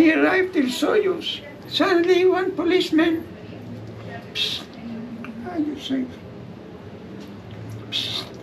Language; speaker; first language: English; non-native, learner; German